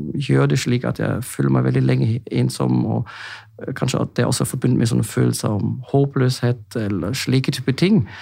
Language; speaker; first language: Norwegian; non-native, fluent; German